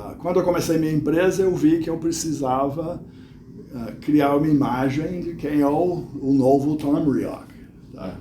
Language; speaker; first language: Portuguese; non-native, fluent; English